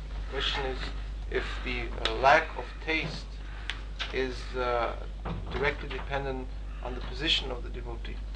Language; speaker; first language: English; non-native, fluent; Czech